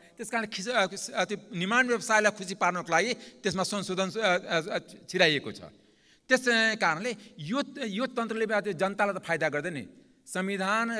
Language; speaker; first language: Nepali; non-native, local second language; Maithili